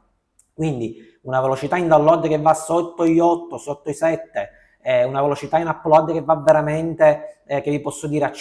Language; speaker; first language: Italian; native; Italian